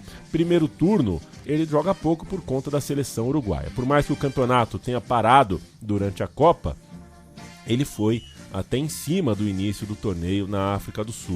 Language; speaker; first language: Portuguese; native; Portuguese